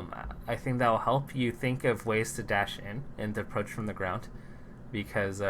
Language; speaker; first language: English; native; English